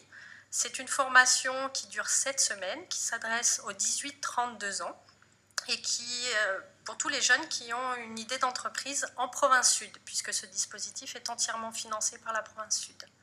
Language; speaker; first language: French; native; French